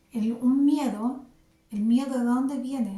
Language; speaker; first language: Spanish; native; Spanish